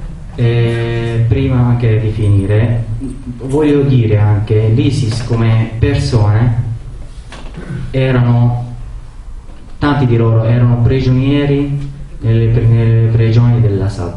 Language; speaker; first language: Italian; non-native, learner; Arabic